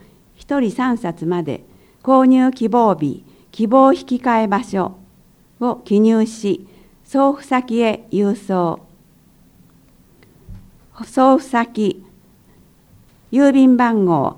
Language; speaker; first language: Japanese; native; Japanese